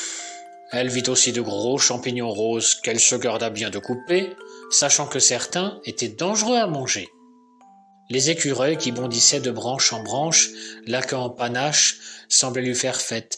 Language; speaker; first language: French; native; French